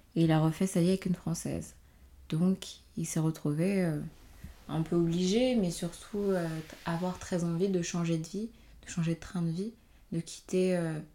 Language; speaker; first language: French; native; French